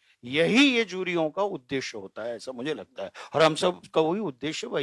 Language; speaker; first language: Hindi; native; Hindi